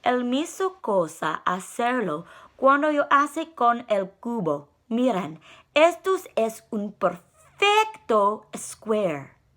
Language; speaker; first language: Spanish; non-native, learner; English